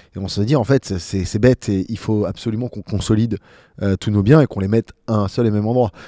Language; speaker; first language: French; native; French